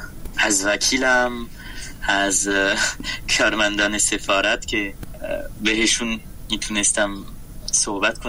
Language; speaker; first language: Persian; non-native, learner; French